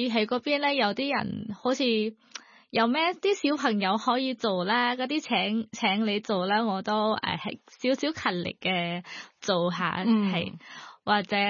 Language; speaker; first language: Cantonese; non-native, learner; Thai